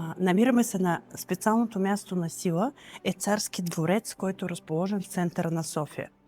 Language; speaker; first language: Bulgarian; non-native, fluent; Russian